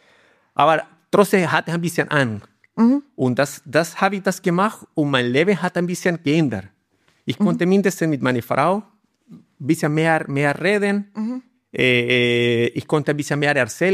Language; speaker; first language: German; non-native, learner; Spanish